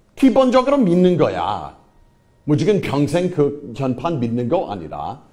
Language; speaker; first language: Korean; non-native, fluent; English